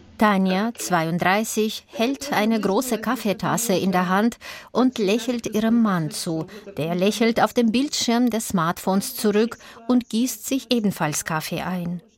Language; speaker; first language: German; native; German